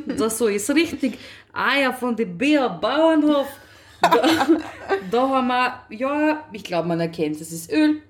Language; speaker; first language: German; early bilingual, other home language; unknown